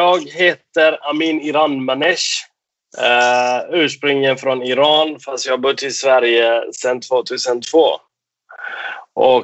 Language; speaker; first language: Swedish; non-native, fluent; Persian